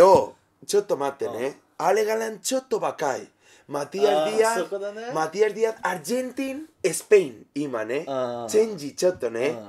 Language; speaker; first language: Japanese; non-native, learner; Spanish